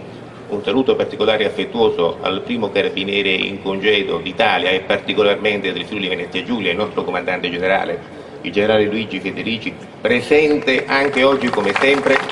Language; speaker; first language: Italian; native; Italian